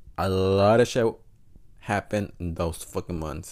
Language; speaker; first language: English; non-native, fluent; Spanish